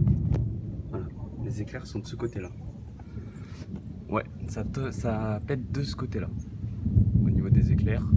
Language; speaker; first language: French; native; French